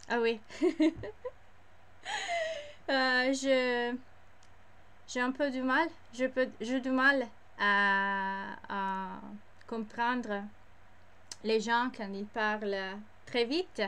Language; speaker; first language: French; non-native, learner; English